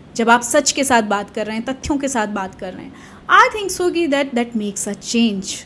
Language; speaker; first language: Hindi; native; Hindi